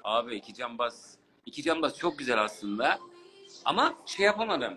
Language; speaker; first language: Turkish; native; Turkish